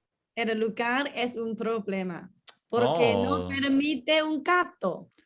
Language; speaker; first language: Spanish; non-native, learner; English